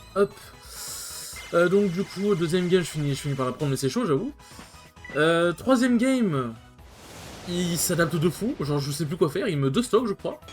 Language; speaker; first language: French; native; French